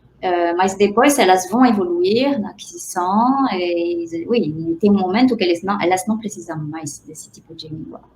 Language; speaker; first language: Portuguese; non-native, fluent; French